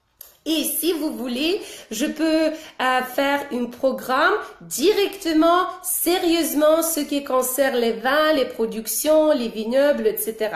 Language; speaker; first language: French; non-native, fluent; Russian